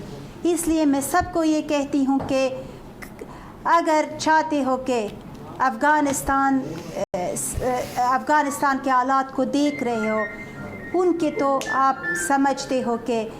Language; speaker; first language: Hindi; non-native, fluent; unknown